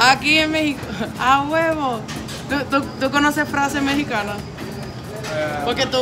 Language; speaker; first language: Spanish; non-native, fluent; English